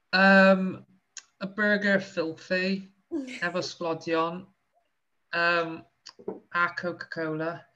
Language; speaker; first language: Welsh; non-native, local second language; English